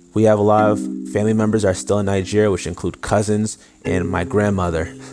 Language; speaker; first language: English; early bilingual, other home language; Yoruba